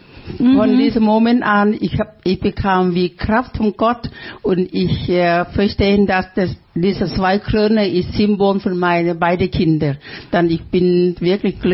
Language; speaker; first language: German; non-native, fluent; Thai